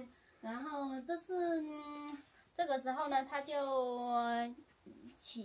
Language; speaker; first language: Chinese; non-native, learner; Vietnamese